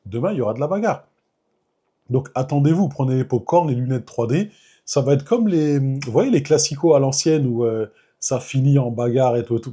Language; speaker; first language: French; native; French